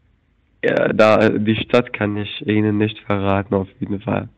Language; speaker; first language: German; non-native, fluent; Arabic